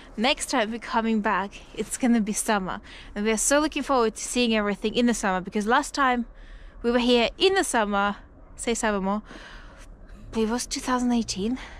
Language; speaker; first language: English; non-native, fluent; Russian